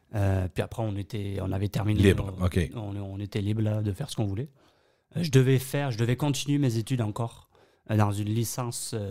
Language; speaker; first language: French; native; French